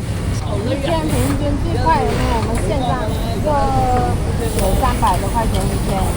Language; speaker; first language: Chinese; native; Chinese